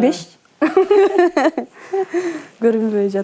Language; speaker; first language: Kyrgyz; non-native, local second language; Russian